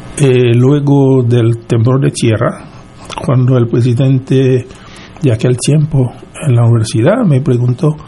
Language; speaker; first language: Spanish; non-native, fluent; Haitian Creole